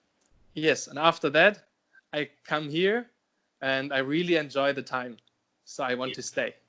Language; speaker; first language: English; non-native, fluent; German